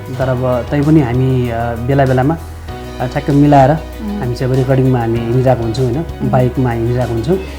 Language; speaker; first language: Nepali; native; Nepali